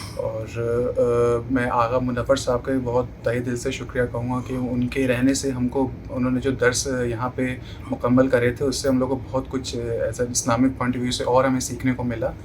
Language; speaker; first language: Urdu; native; Urdu